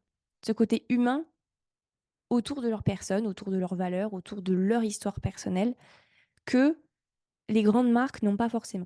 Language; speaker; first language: French; native; French